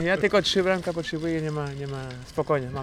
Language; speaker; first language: Polish; non-native, fluent; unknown